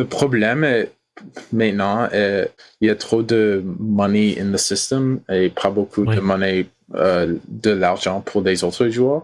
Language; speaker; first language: French; non-native, learner; English